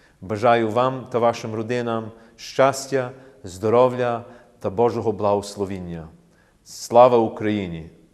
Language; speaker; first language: Ukrainian; early bilingual, heritage; Ukrainian